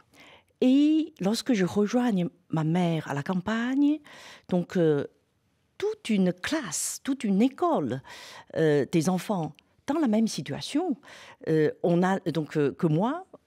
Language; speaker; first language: French; non-native, fluent; Chinese